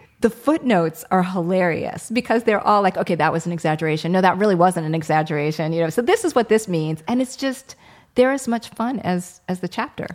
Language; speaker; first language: English; native; English